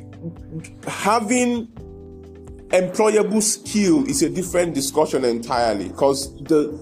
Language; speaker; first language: English; non-native, local second language; Igbo